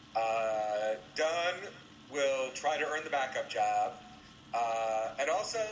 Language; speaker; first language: English; native; English